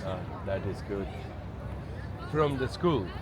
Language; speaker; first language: English; non-native, learner; Macedonian